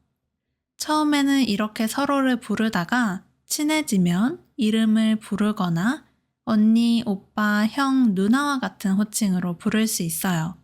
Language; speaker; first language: Korean; native; Korean